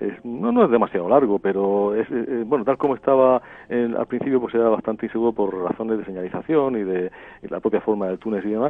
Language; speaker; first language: Spanish; native; Spanish